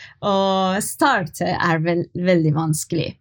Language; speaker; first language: Norwegian; non-native, learner; Persian